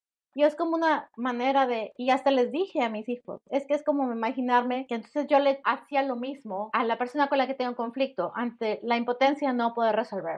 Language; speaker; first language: Spanish; native; Spanish